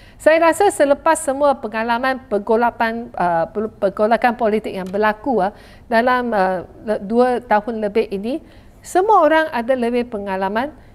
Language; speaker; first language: Malay; non-native, local second language; Chinese